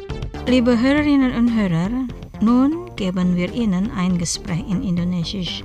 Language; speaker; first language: German; non-native, fluent; Indonesian